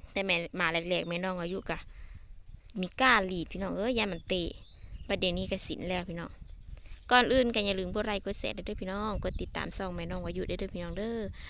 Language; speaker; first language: Thai; native; Thai